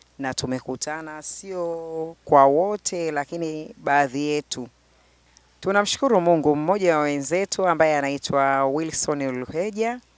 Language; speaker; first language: Swahili; native; Swahili